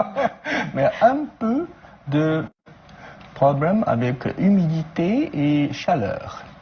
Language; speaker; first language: French; non-native, fluent; Chinese